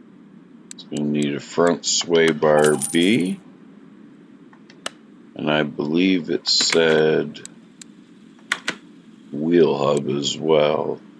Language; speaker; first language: English; native; English